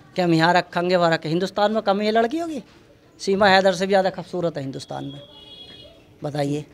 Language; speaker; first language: Hindi; native; Hindi